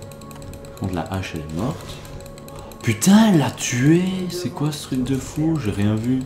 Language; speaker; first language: French; native; French